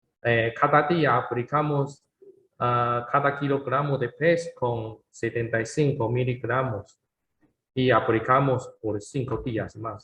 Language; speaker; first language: Spanish; non-native, learner; Chinese